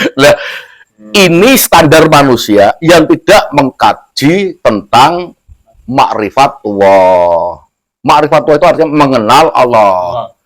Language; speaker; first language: Indonesian; non-native, local second language; Javanese